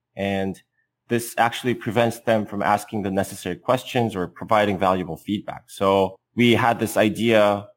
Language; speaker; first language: English; non-native, fluent; Korean